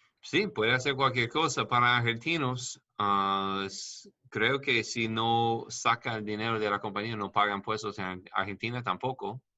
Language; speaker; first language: Spanish; non-native, learner; English